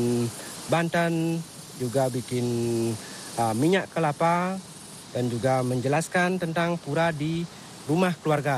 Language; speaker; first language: Indonesian; non-native, local second language; Balinese